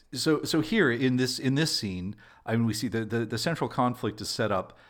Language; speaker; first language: English; native; English